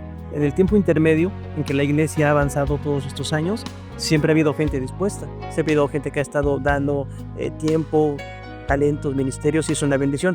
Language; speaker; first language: Spanish; native; Spanish